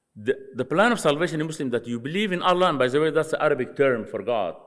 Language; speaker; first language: English; non-native, fluent; Arabic